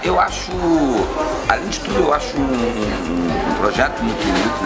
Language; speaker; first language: Portuguese; native; Portuguese